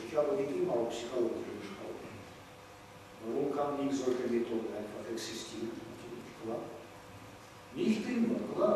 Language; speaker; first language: German; non-native, fluent; Russian